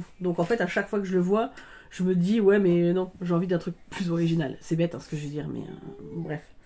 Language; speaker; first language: French; native; French